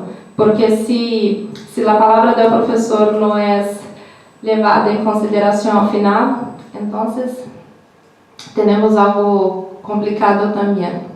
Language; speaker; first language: Spanish; non-native, learner; Portuguese